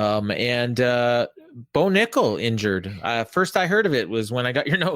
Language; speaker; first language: English; native; English